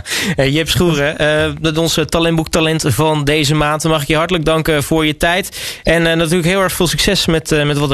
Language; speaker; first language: Dutch; native; Dutch